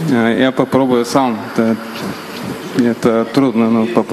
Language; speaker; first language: Russian; non-native, learner; Bulgarian